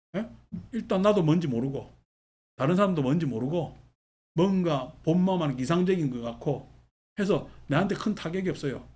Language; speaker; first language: Korean; native; Korean